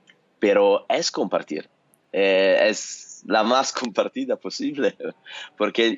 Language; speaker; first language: Spanish; non-native, fluent; Italian